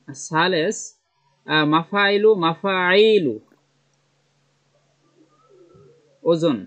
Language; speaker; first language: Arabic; non-native, learner; Bangla